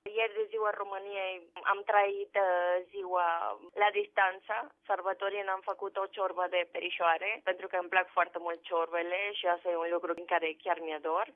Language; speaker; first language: Romanian; non-native, fluent; Spanish